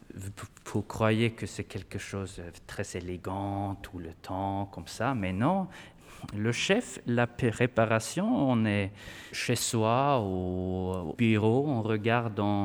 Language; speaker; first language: French; non-native, fluent; Swedish